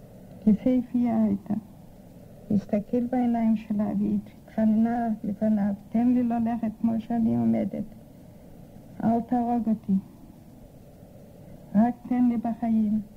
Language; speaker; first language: Hebrew; non-native, fluent; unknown